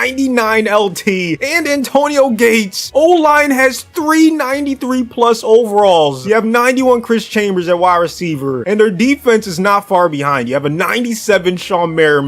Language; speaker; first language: English; native; English